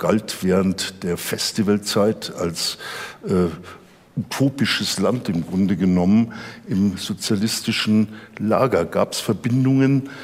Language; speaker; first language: German; non-native, learner; Polish